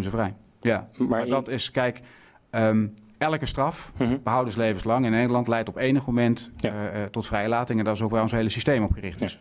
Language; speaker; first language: Dutch; native; Dutch